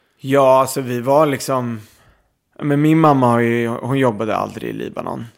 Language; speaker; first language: Swedish; early bilingual, other home language; Arabic